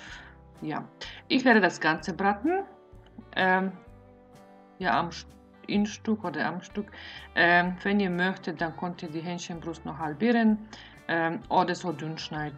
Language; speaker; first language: German; non-native, fluent; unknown